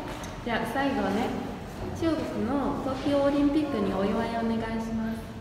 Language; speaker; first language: Japanese; non-native, learner; Chinese